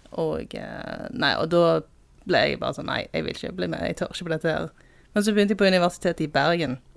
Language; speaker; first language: Norwegian; native; Norwegian